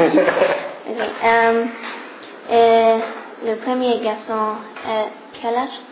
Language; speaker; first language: French; non-native, learner; English